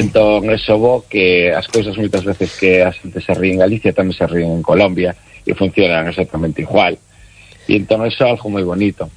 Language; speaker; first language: Galician; non-native, local second language; Spanish